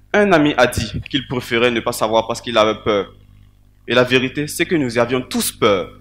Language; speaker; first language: French; non-native, local second language; Mossi